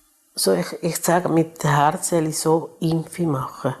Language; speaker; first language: German; non-native, learner; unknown